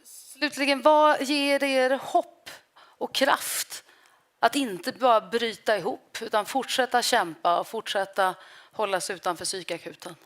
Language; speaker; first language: Swedish; native; Swedish